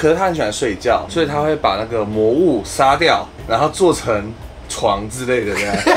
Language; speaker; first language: Chinese; native; Chinese